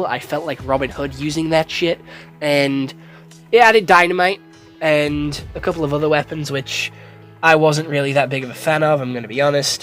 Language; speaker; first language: English; native; English